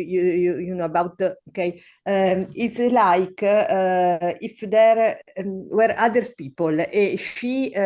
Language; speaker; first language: English; non-native, learner; Italian